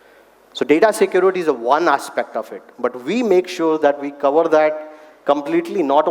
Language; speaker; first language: English; non-native, local second language; Hindi